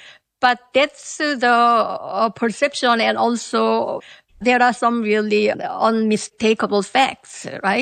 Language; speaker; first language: English; non-native, fluent; Korean